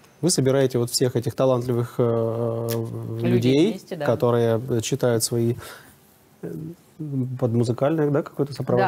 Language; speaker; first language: Russian; native; Russian